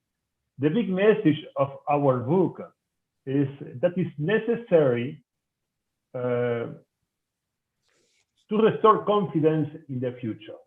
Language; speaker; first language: English; non-native, fluent; Spanish